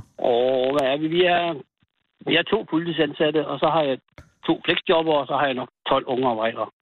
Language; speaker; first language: Danish; native; Danish